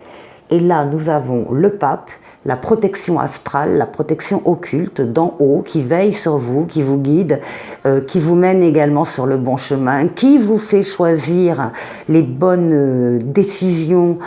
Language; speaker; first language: French; native; French